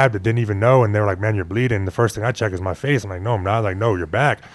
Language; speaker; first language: English; early bilingual, other home language; Spanish